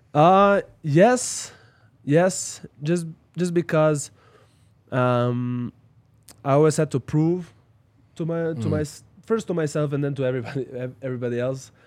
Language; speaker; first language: English; non-native, fluent; Slovenian